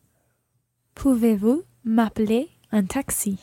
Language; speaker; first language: French; non-native, learner; English